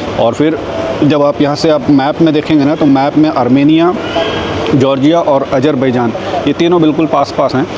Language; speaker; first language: Hindi; native; Hindi